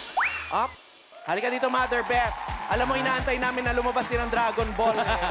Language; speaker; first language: Filipino; native; Filipino